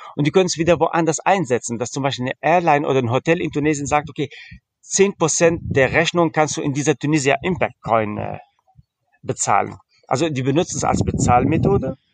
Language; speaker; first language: German; early bilingual, heritage; German